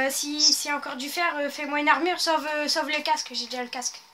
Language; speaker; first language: French; native; French